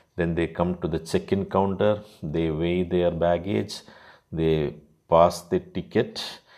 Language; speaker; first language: English; non-native, local second language; Malayalam